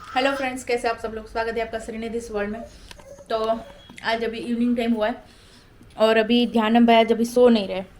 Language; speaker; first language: Hindi; non-native, local second language; Gujarati